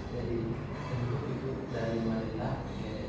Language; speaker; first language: Indonesian; non-native, learner; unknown